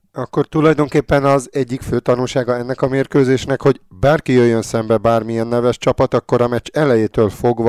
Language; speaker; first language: Hungarian; native; Hungarian